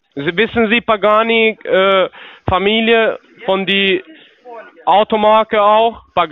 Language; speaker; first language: German; non-native, learner; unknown